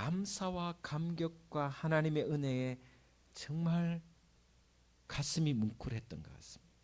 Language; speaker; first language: Korean; native; Korean